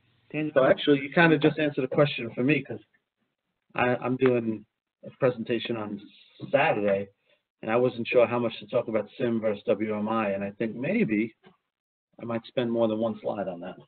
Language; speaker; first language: English; native; English